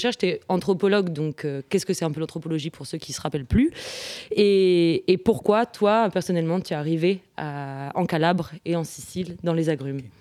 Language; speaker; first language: French; native; French